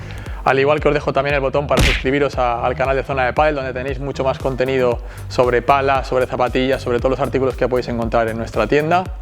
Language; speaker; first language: Spanish; native; Spanish